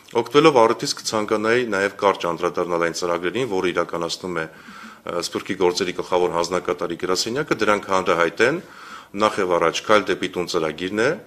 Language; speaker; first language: Armenian; native; Armenian